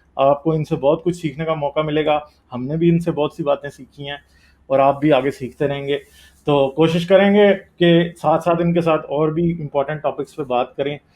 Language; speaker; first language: Urdu; native; Urdu